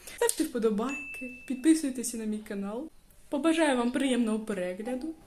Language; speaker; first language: Ukrainian; native; Ukrainian